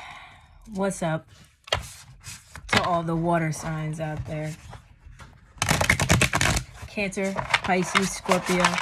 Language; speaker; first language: English; native; English